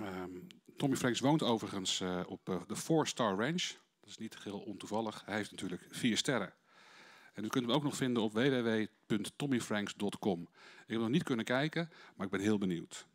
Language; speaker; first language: Dutch; native; Dutch